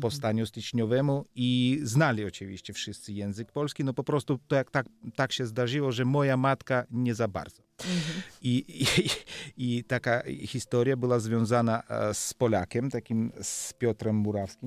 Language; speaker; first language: Polish; non-native, learner; Georgian